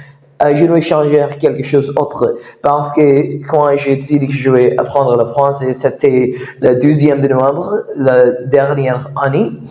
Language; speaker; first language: French; non-native, learner; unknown